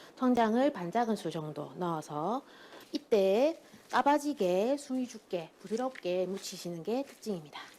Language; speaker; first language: Korean; native; Korean